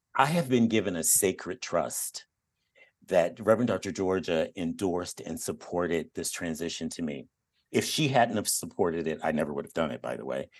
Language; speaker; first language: English; native; English